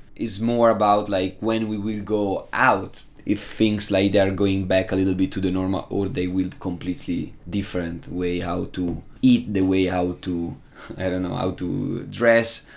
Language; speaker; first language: English; non-native, fluent; Italian